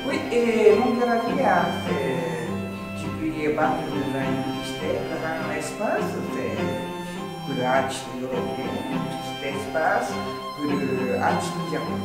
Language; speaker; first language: French; non-native, learner; Japanese